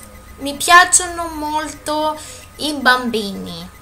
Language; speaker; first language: Italian; non-native, learner; Greek